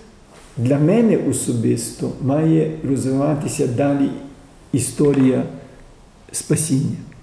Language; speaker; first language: Ukrainian; early bilingual, heritage; Ukrainian